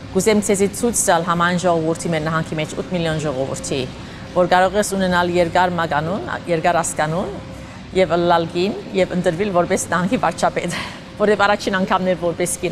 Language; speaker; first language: Armenian; early bilingual, heritage; Armenian